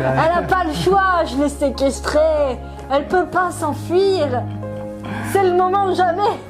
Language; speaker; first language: French; native; French